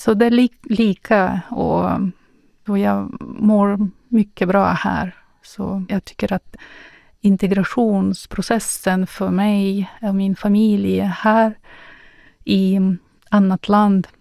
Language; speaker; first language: Swedish; non-native, learner; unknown